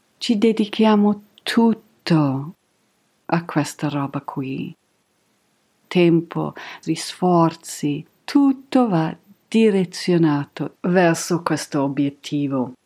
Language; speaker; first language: Italian; non-native, fluent; English